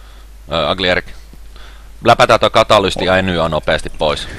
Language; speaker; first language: Finnish; native; Finnish